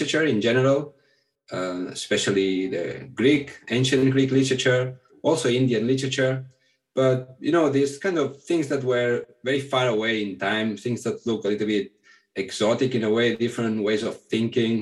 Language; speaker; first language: English; non-native, fluent; Catalan